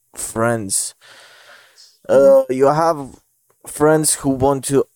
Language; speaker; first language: English; non-native, fluent; Bosnian